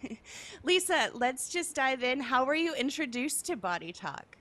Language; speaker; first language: English; native; English